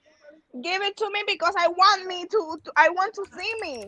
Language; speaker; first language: English; non-native, local second language; Spanish